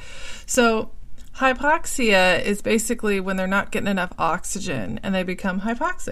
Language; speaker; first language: English; native; English